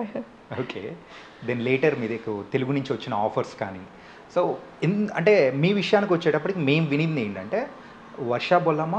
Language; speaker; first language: Telugu; native; Telugu